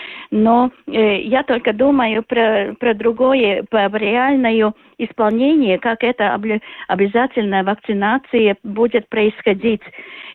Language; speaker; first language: Russian; non-native, local second language; Latvian